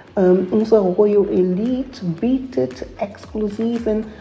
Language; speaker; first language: German; non-native, fluent; Portuguese